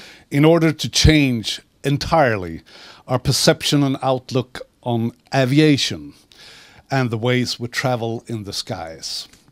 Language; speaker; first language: English; non-native, fluent; Swedish